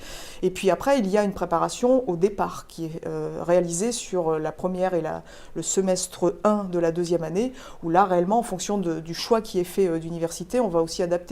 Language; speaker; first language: French; native; French